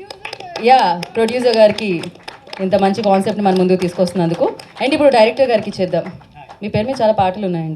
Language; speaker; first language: Telugu; native; Telugu